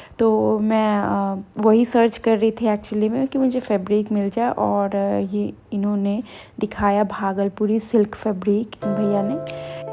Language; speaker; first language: Hindi; native; Hindi